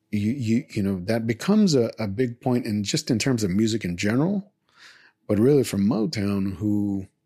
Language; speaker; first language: English; native; English